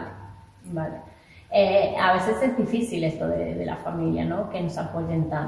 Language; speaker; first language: Spanish; native; Spanish